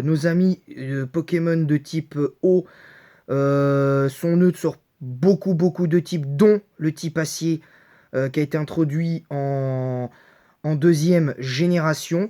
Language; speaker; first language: French; native; French